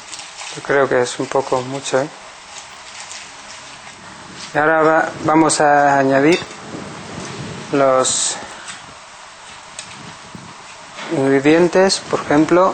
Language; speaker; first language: Spanish; non-native, learner; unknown